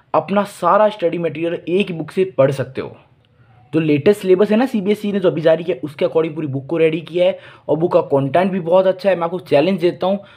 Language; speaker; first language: Hindi; native; Hindi